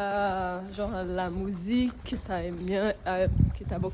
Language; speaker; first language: French; non-native, learner; Portuguese